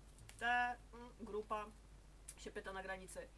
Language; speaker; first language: Polish; native; Polish